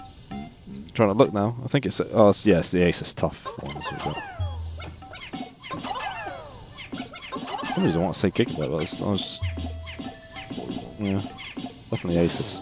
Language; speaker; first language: English; native; English